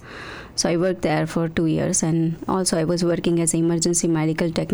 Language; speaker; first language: English; non-native, local second language; Gujarati